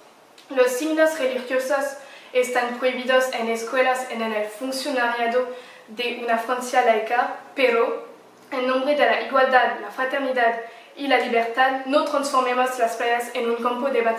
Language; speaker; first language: Spanish; non-native, learner; French